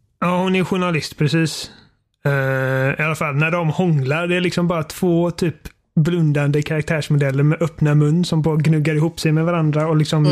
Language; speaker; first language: Swedish; native; Swedish